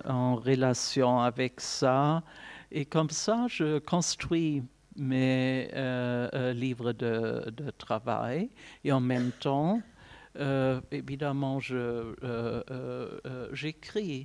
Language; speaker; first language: French; non-native, fluent; German